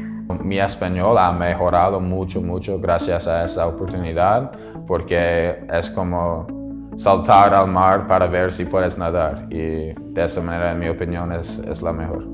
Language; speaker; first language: Spanish; non-native, fluent; English